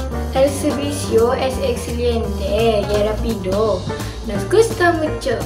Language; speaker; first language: Spanish; non-native, learner; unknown